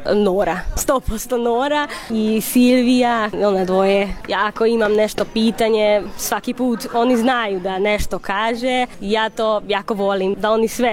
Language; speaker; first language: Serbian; non-native, local second language; Hungarian